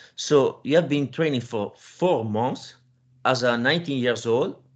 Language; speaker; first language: English; non-native, fluent; Italian